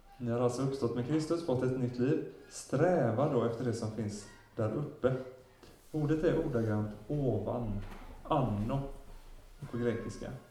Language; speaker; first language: Swedish; native; Swedish